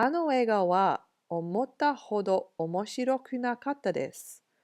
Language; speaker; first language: Japanese; non-native, fluent; English